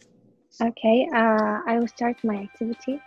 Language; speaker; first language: English; non-native, learner; Arabic